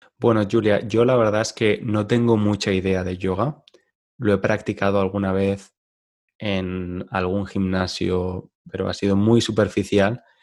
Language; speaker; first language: Spanish; native; Spanish